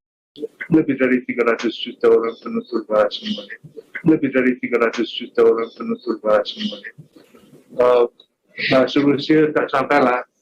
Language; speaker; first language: Indonesian; non-native, fluent; English